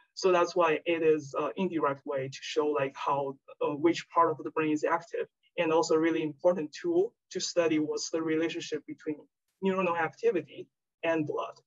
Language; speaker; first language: English; non-native, fluent; Chinese